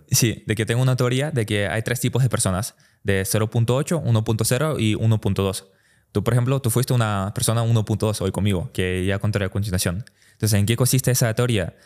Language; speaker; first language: Spanish; early bilingual, other home language; Russian